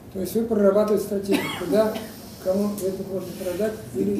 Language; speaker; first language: Russian; native; Russian